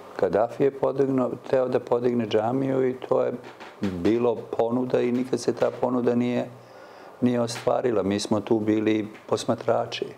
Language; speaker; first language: Serbian; native; Serbian